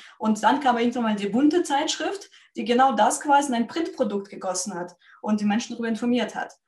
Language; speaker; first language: German; non-native, fluent; Russian